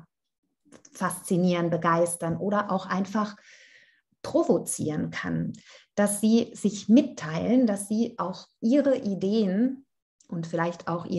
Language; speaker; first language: German; non-native, fluent; Italian